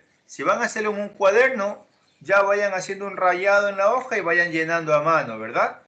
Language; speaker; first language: Spanish; native; Spanish